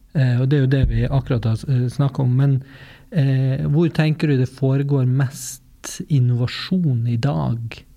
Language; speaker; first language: Norwegian; native; Norwegian